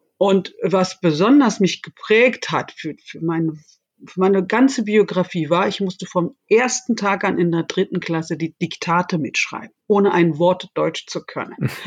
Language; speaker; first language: German; early bilingual, other home language; Turkish